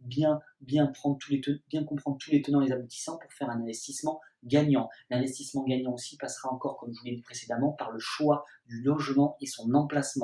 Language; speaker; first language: French; native; French